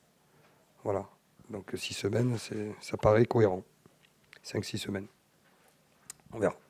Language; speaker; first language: French; native; French